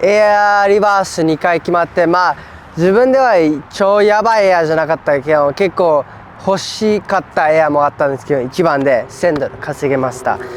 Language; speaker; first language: Japanese; early bilingual, other home language; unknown